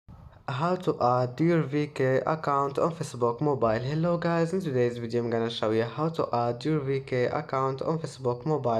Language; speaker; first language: English; non-native, fluent; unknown